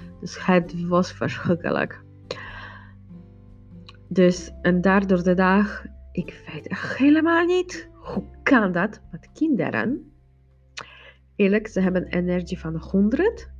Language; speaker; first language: Dutch; non-native, learner; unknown